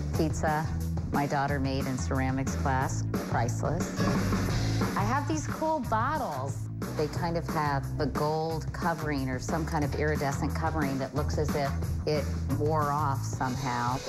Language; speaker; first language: English; native; English